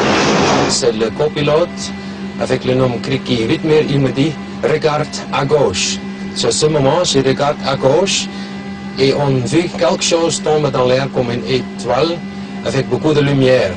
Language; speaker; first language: French; non-native, local second language; German